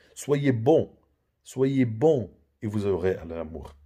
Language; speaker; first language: French; non-native, local second language; Arabic